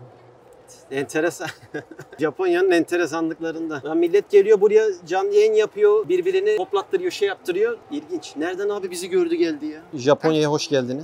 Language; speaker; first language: Turkish; native; Turkish